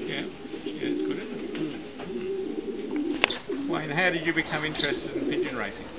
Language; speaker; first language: English; native; English